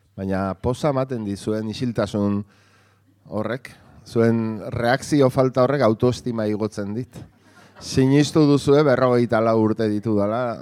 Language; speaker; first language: Basque; non-native, local second language; Spanish